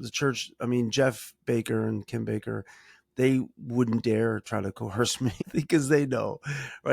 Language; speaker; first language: English; native; English